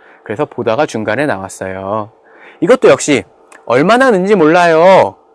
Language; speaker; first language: Korean; native; Korean